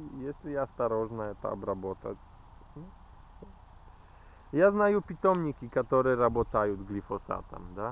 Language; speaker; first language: Russian; non-native, fluent; Polish